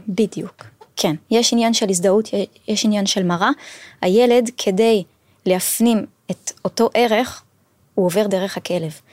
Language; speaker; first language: Hebrew; non-native, fluent; French